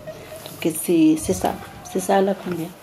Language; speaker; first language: French; non-native, fluent; Spanish